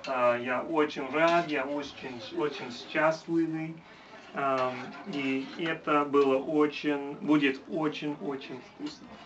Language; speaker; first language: Russian; non-native, learner; English